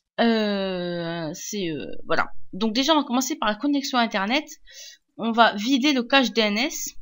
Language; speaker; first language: French; native; French